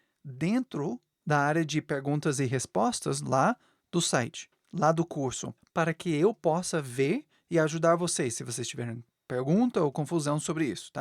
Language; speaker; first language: Portuguese; non-native, fluent; English